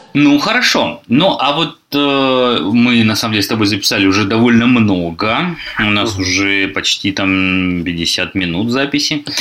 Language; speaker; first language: Russian; native; Russian